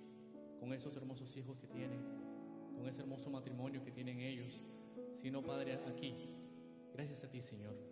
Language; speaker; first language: Spanish; native; Spanish